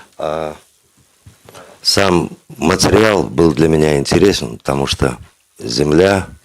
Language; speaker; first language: Russian; non-native, local second language; Uzbek